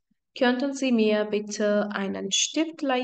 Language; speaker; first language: German; non-native, fluent; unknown